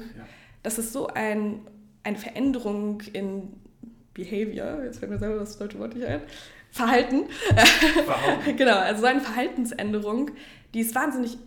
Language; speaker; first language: German; native; German